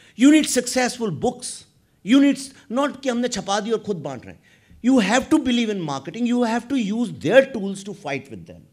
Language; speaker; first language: English; non-native, local second language; Hindi